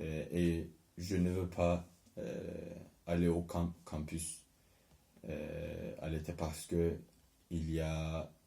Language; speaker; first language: French; non-native, learner; Turkish